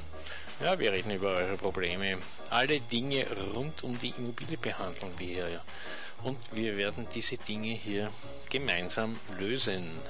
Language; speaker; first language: German; native; German